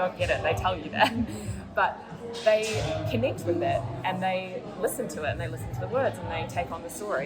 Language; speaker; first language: English; native; English